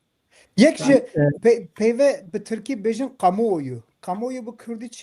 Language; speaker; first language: Kurdish; non-native, local second language; Turkish